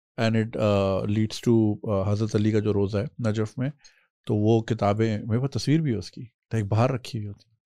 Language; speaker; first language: Urdu; native; Urdu